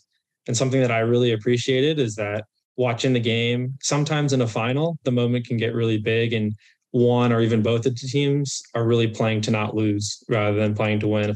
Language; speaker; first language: English; native; English